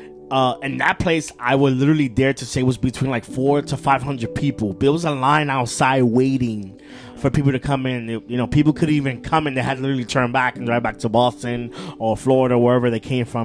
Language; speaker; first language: English; early bilingual, other home language; Spanish